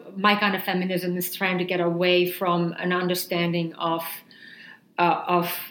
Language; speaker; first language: English; non-native, fluent; Finnish